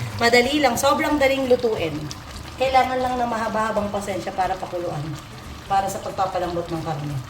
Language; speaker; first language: Filipino; non-native, local second language; Bikol